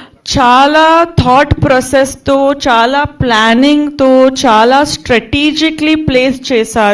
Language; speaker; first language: Telugu; non-native, fluent; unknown